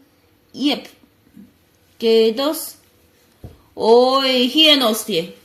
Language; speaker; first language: Finnish; non-native, learner; Chinese